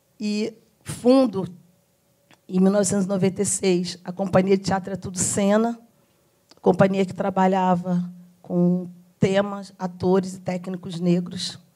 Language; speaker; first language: Portuguese; native; Portuguese